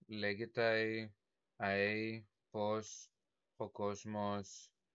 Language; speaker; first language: Greek; non-native, learner; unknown